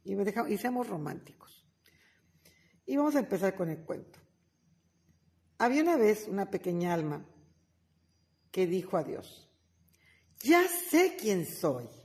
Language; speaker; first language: Spanish; native; Spanish